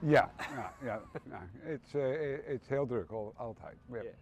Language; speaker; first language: Dutch; early bilingual, heritage; English